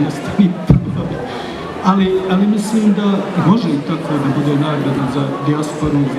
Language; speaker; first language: Bosnian; native; Bosnian